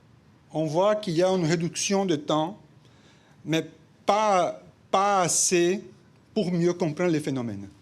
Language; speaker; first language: French; non-native, fluent; Portuguese